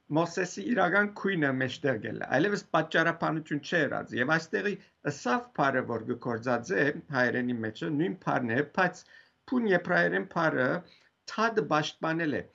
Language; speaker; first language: Armenian; native; Armenian